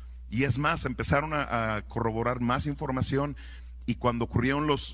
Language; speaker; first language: Spanish; native; Spanish